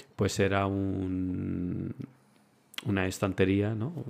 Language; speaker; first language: Spanish; early bilingual, other home language; Romanian